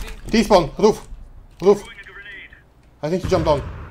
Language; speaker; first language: English; non-native, learner; Romanian